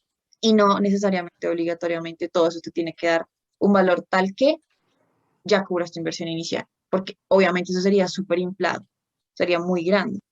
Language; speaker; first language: Spanish; native; Spanish